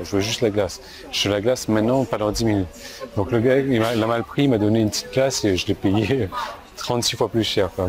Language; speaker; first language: French; native; French